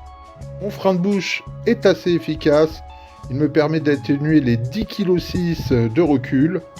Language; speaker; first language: French; native; French